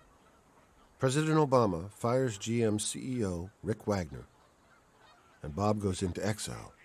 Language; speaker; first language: English; native; English